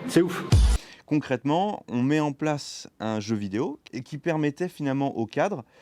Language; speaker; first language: French; native; French